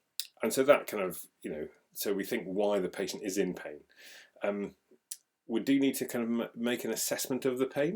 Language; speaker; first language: English; native; English